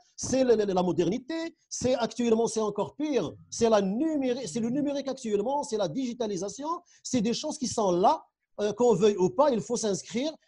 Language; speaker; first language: French; non-native, local second language; Central Atlas Tamazight